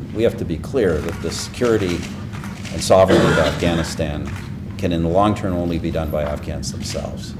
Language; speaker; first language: English; native; English